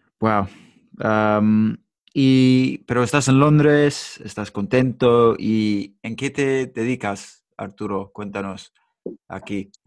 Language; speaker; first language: Spanish; non-native, fluent; English